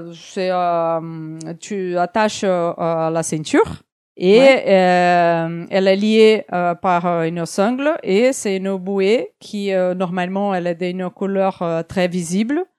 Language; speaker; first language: French; non-native, fluent; Portuguese